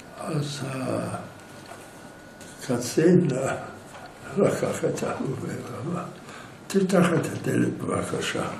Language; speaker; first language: Hebrew; non-native, fluent; English